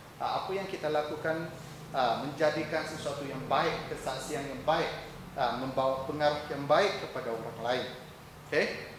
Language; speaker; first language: Malay; non-native, local second language; Chinese